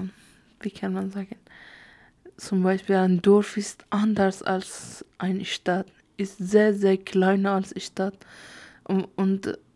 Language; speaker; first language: German; non-native, learner; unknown